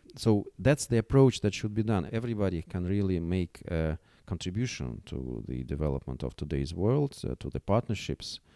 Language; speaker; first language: English; non-native, fluent; Russian